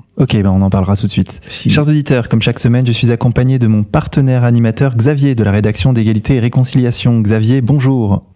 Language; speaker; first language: French; native; French